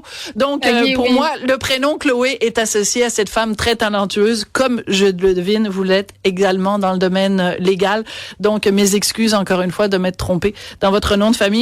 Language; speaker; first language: French; native; French